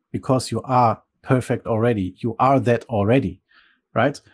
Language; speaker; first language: English; early bilingual, other home language; Bulgarian